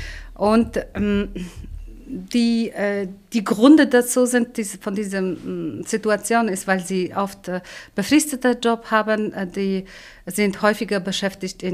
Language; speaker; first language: German; non-native, fluent; Polish